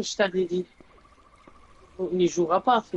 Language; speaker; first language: French; native; French